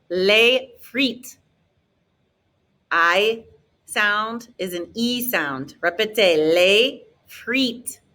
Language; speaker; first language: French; non-native, fluent; English